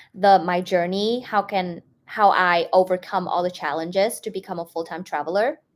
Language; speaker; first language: English; non-native, fluent; Vietnamese